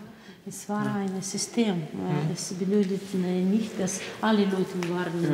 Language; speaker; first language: German; non-native, learner; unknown